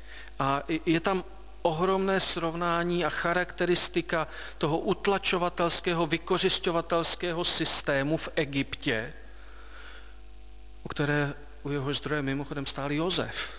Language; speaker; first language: Czech; native; Czech